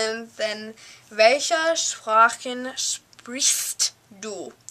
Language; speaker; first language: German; non-native, learner; English